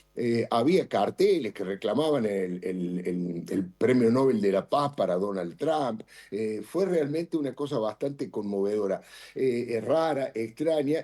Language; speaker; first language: Spanish; native; Spanish